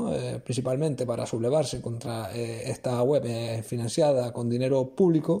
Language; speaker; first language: Spanish; native; Spanish